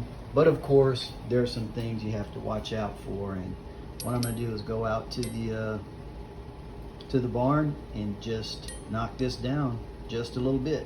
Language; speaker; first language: English; native; English